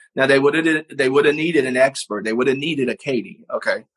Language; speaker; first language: English; native; English